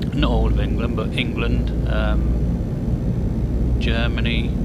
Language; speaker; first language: English; native; English